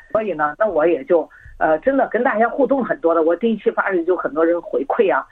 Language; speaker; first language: Chinese; native; Chinese